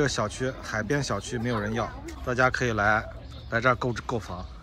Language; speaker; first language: Chinese; native; Chinese